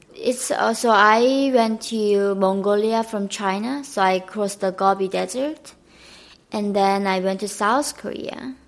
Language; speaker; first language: English; non-native, fluent; Korean